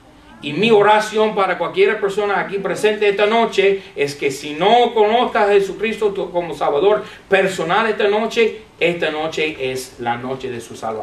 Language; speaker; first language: Spanish; non-native, fluent; English